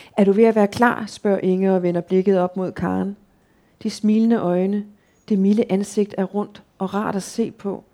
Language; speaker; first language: Danish; native; Danish